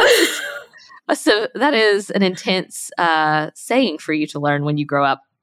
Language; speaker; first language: English; native; English